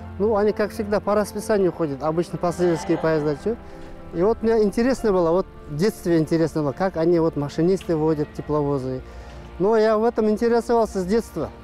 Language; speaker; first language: Russian; non-native, local second language; Kazakh